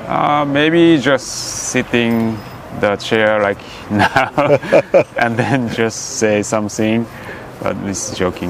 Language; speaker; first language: English; non-native, learner; Japanese